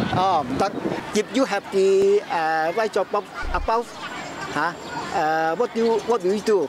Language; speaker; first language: English; non-native, local second language; Cantonese